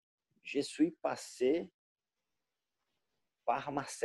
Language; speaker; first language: French; non-native, learner; Portuguese